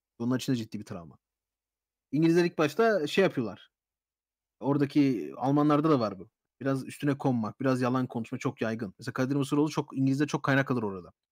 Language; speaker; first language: Turkish; early bilingual, heritage; Turkish